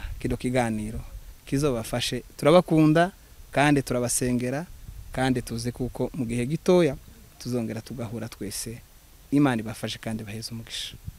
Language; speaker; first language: Kinyarwanda; native; Kinyarwanda